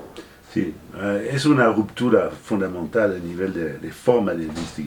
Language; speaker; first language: Spanish; non-native, fluent; French